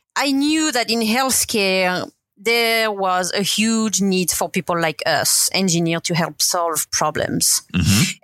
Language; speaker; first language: English; non-native, fluent; French